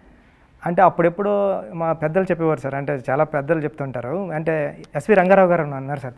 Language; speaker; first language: Telugu; native; Telugu